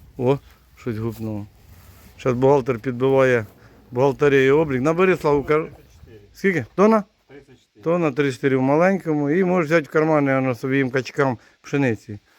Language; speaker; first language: Ukrainian; native; Ukrainian